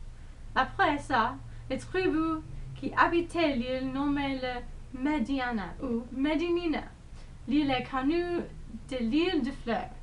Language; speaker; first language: French; non-native, learner; English